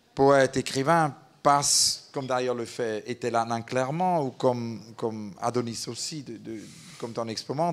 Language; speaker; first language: French; native; French